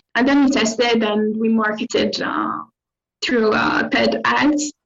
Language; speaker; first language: English; non-native, fluent; Arabic